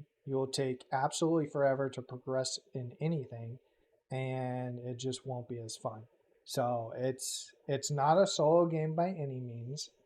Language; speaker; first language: English; native; English